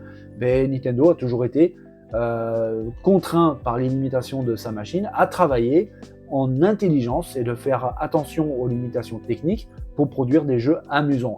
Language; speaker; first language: French; native; French